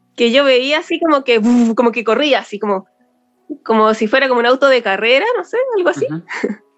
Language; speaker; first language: Spanish; native; Spanish